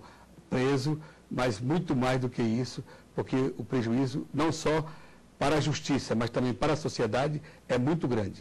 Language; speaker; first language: Portuguese; native; Portuguese